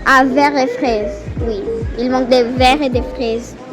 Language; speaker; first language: French; non-native, fluent; Spanish